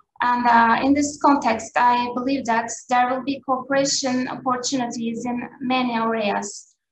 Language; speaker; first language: English; non-native, fluent; Turkish